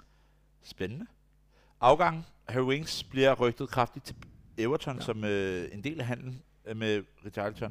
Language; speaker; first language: Danish; native; Danish